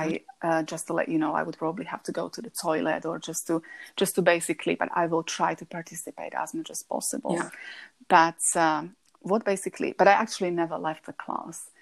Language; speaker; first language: English; non-native, fluent; Slovak